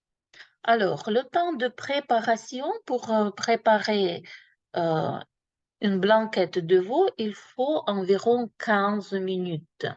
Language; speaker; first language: French; non-native, fluent; Ukrainian